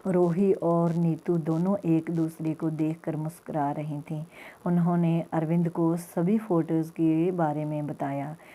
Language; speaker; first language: Hindi; non-native, local second language; Punjabi